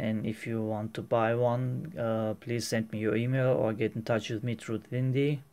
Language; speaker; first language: English; non-native, fluent; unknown